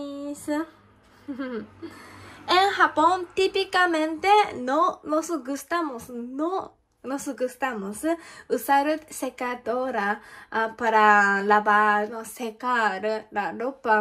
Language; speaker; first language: Spanish; non-native, learner; Japanese